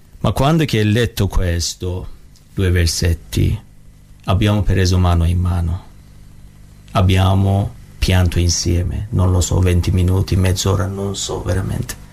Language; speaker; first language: Italian; non-native, learner; Persian